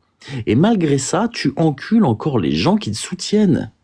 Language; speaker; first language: French; native; French